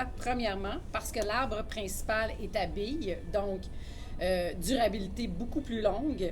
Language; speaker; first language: French; native; French